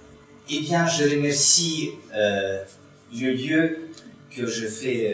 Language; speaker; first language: French; non-native, fluent; Russian